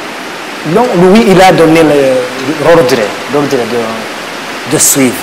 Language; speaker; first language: French; non-native, learner; Kinyarwanda